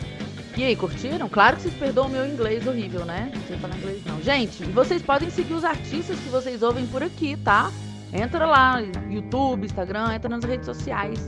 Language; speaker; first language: Portuguese; native; Portuguese